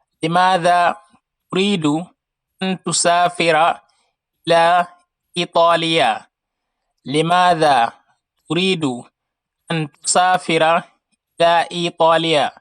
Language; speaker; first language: Arabic; non-native, fluent; Wolof